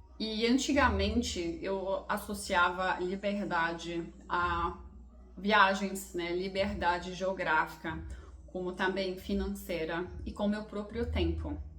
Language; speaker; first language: Portuguese; non-native, fluent; English